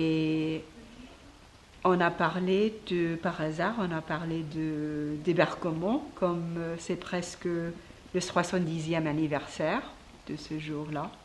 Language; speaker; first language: French; non-native, learner; English